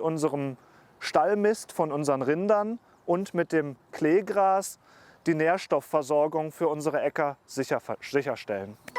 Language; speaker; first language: German; native; German